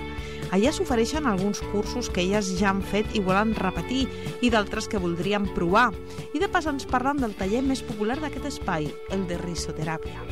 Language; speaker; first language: Catalan; native; Catalan